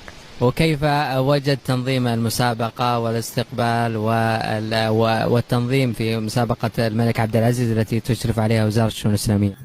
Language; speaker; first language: Arabic; native; Arabic